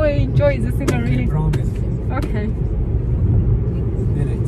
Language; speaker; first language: English; non-native, fluent; Italian